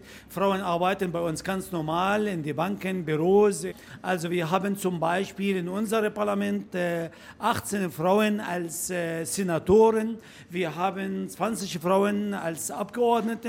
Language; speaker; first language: German; non-native, fluent; Arabic